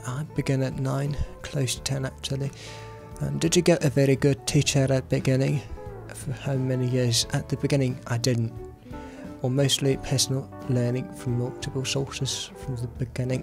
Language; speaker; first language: English; non-native, fluent; Russian